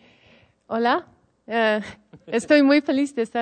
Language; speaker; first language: Spanish; non-native, learner; Dutch